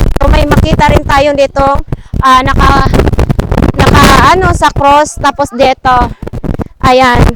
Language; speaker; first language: Filipino; non-native, local second language; Masbatenyo